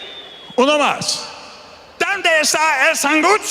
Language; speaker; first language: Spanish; non-native, learner; English